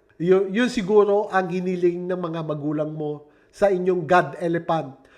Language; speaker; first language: Filipino; native; Filipino